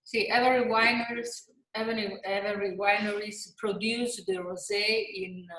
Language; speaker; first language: English; non-native, learner; Italian